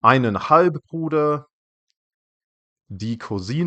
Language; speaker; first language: German; non-native, fluent; English